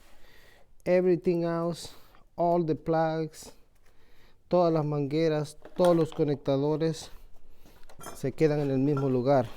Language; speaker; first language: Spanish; native; Spanish